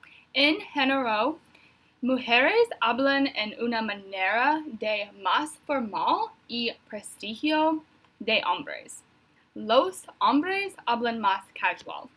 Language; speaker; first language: Spanish; non-native, learner; English